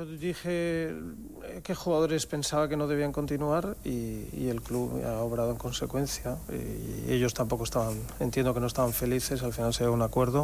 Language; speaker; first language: Spanish; native; Spanish